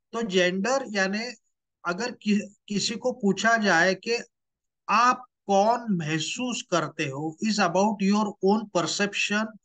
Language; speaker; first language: Hindi; non-native, local second language; Marathi